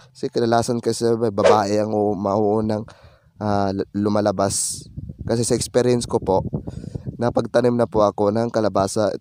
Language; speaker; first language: Filipino; non-native, local second language; Cebuano